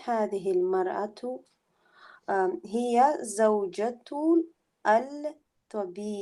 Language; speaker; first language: Arabic; non-native, learner; English